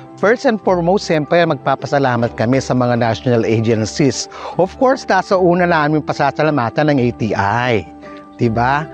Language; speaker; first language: Filipino; non-native, local second language; Pampanga